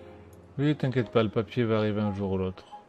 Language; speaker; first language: French; native; French